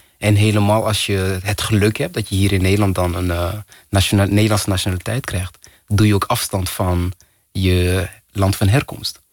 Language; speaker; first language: Dutch; early bilingual, other home language; Kinyarwanda